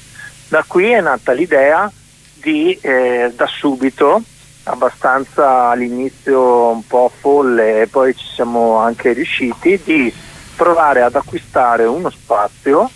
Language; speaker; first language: Italian; native; Italian